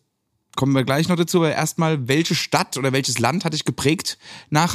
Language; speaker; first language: German; native; German